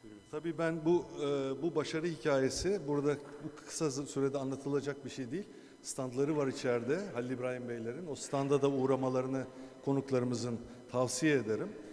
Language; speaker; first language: Turkish; native; Turkish